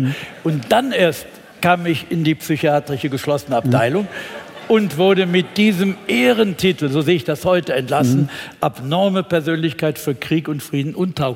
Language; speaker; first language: German; native; German